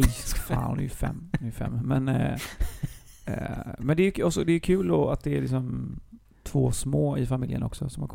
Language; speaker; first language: Swedish; native; Swedish